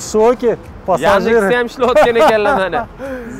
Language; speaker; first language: Russian; non-native, local second language; Uzbek